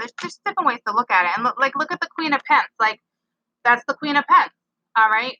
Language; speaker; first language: English; native; English